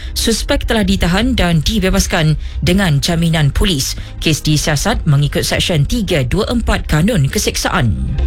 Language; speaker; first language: Malay; native; Malay